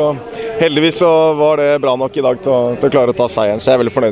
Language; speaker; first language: Norwegian; native; Norwegian